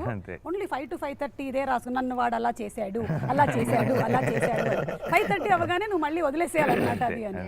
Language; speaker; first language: Telugu; native; Telugu